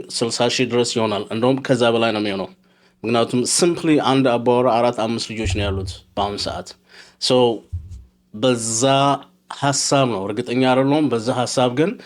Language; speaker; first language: Amharic; non-native, local second language; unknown